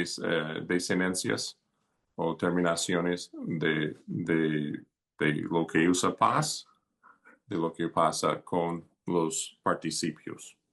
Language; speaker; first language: Spanish; non-native, fluent; English